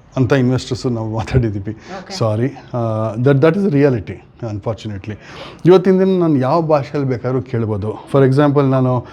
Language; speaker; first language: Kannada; native; Kannada